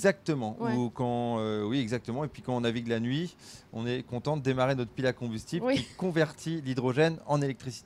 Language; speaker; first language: French; native; French